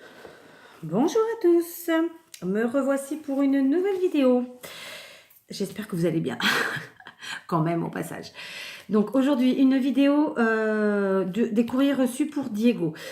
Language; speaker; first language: French; native; French